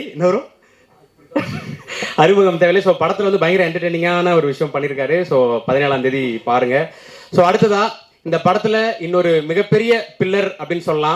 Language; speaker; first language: Tamil; native; Tamil